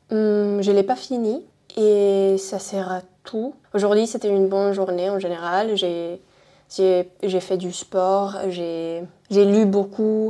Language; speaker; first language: French; non-native, fluent; Spanish